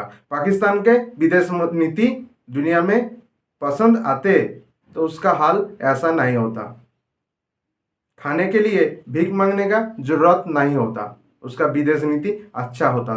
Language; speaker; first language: Hindi; non-native, local second language; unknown